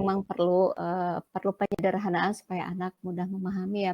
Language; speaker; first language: Indonesian; non-native, local second language; Sundanese